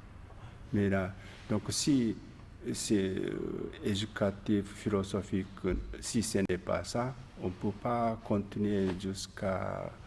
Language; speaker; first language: French; non-native, learner; Japanese